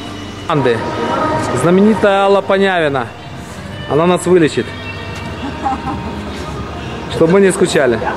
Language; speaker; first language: Russian; native; Russian